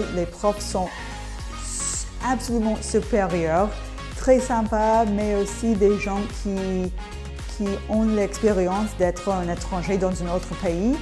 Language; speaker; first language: French; non-native, fluent; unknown